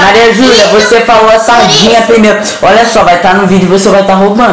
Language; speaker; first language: Portuguese; native; Portuguese